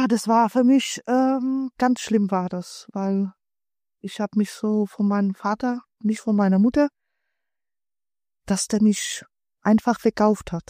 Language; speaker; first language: German; early bilingual, other home language; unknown